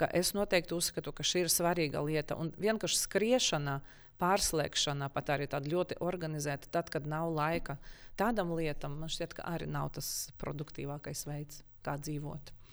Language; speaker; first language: Latvian; non-native, local second language; Russian